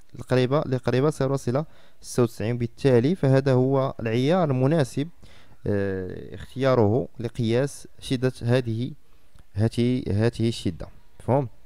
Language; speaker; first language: Arabic; native; Arabic